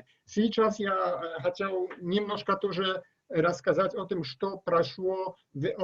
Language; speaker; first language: Russian; non-native, learner; Polish